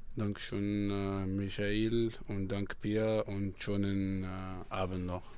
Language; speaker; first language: German; non-native, learner; Arabic